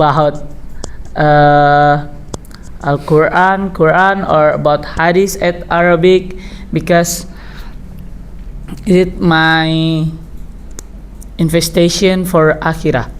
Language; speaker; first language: English; non-native, learner; Indonesian